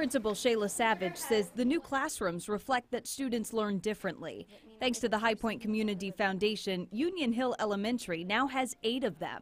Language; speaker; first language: English; native; English